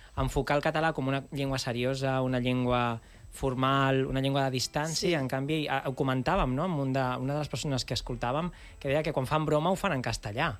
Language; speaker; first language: Catalan; native; Catalan